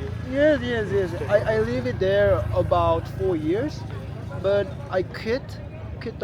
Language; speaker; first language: English; non-native, learner; Korean